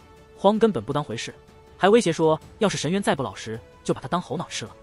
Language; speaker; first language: Chinese; native; Chinese